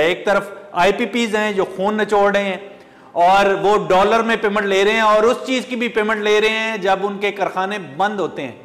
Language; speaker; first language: Urdu; native; Urdu